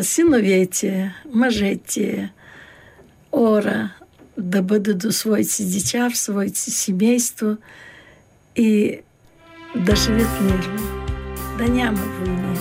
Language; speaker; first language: Bulgarian; early bilingual, heritage; Bulgarian